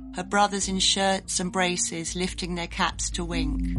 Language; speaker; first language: English; native; English